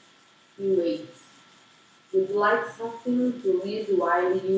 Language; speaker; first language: English; non-native, learner; Portuguese